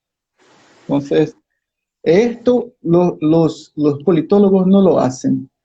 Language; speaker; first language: Spanish; non-native, fluent; Portuguese